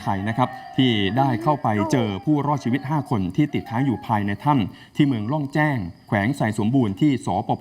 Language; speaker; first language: Thai; native; Thai